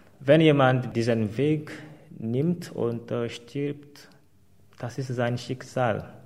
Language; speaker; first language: German; non-native, fluent; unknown